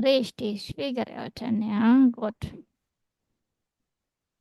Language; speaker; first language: German; non-native, fluent; Indonesian